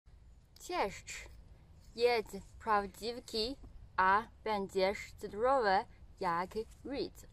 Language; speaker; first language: Polish; non-native, learner; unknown